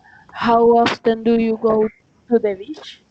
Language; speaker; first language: English; non-native, learner; Spanish